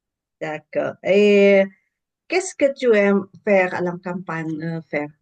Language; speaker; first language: French; non-native, learner; English